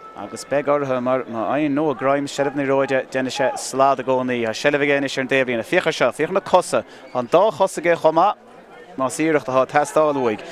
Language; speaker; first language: Irish; native; Irish